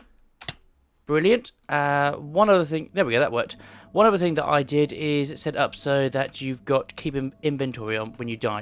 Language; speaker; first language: English; native; English